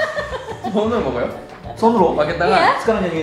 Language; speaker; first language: Indonesian; non-native, learner; Korean